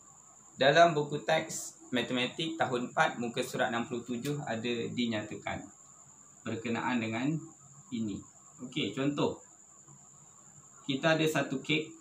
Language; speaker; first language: Malay; native; Malay